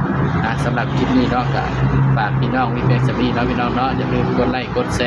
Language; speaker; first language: Thai; non-native, local second language; Lao